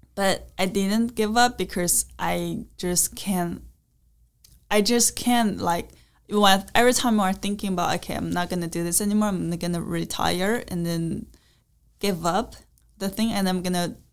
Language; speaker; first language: English; non-native, learner; Chinese